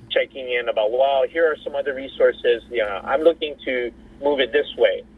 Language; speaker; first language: English; native; English